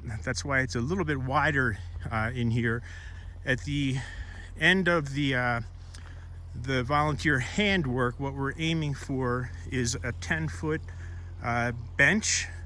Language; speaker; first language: English; native; English